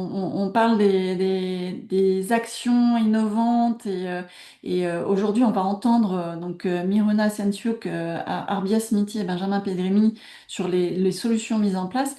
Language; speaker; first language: French; native; French